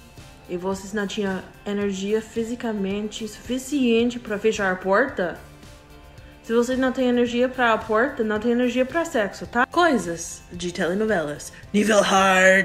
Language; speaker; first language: Portuguese; non-native, learner; English